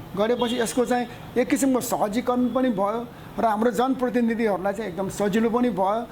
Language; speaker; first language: Nepali; non-native, local second language; Newari